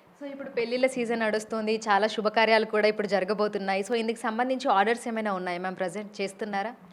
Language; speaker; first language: Telugu; native; Telugu